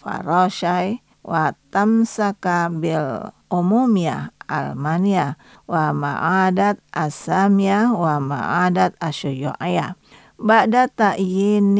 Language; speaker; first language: Arabic; non-native, fluent; Indonesian